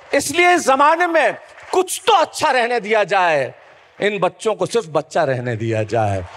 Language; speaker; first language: Hindi; native; Hindi